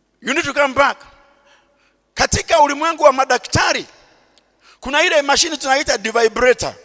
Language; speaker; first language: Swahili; non-native, local second language; Kikuyu